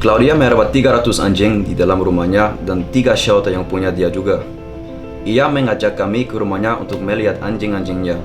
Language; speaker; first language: Indonesian; non-native, fluent; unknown